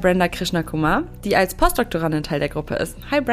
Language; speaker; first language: German; native; German